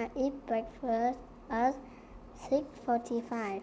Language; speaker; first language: English; non-native, learner; Vietnamese